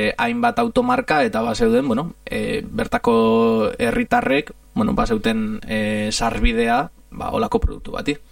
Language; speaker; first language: Basque; non-native, fluent; Italian